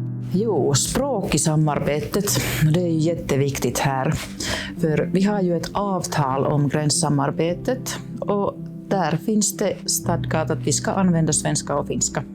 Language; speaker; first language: Swedish; non-native, local second language; Finnish